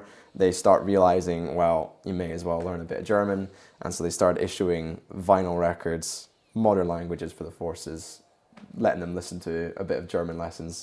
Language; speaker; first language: English; native; English